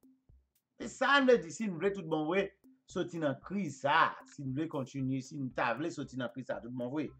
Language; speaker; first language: French; non-native, local second language; Haitian Creole